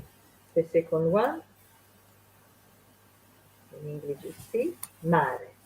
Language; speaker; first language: English; non-native, fluent; Italian